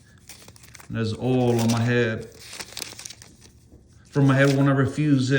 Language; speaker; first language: English; native; English